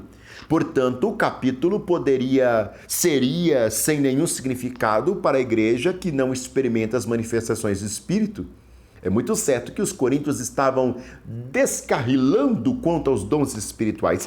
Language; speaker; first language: Portuguese; native; Portuguese